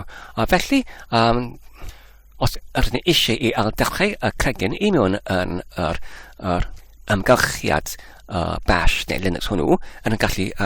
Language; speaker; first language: Welsh; non-native, fluent; English